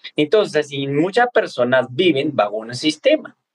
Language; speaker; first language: Spanish; non-native, fluent; Tibetan